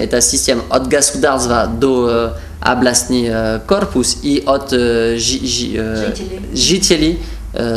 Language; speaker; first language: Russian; non-native, fluent; French